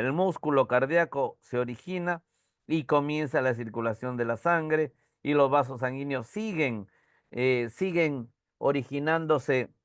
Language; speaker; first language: Spanish; native; Spanish